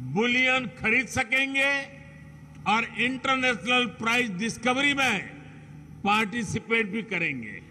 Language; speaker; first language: Hindi; non-native, local second language; Gujarati